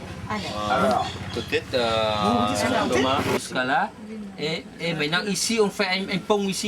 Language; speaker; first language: French; non-native, fluent; Vietnamese